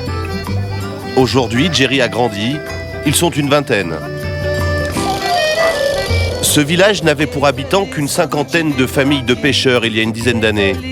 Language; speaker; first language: French; native; French